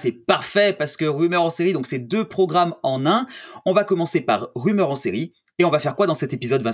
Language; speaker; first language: French; native; French